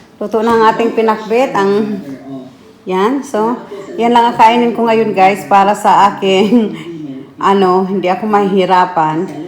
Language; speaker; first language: Filipino; non-native, local second language; Cebuano